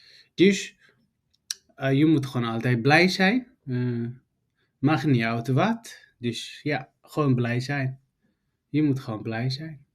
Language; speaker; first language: Dutch; non-native, fluent; Tigrinya